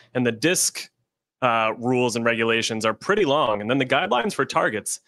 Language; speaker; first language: English; native; English